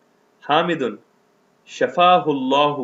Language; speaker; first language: Arabic; non-native, fluent; Urdu